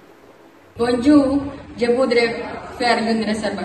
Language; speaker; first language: French; non-native, learner; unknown